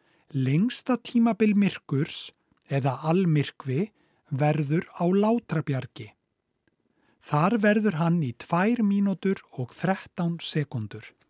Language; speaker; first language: Icelandic; native; Icelandic